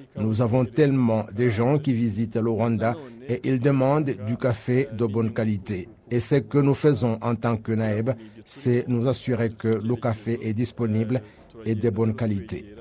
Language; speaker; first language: French; non-native, local second language; Kinyarwanda